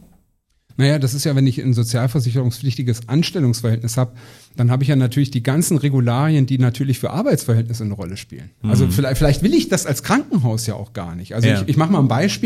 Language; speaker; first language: German; native; German